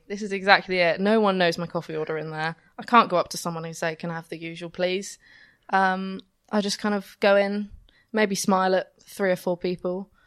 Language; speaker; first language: English; native; English